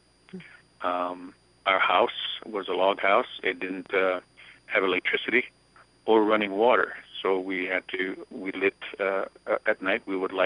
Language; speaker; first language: English; early bilingual, other home language; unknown